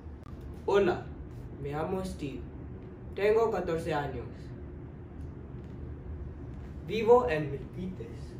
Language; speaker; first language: Spanish; non-native, learner; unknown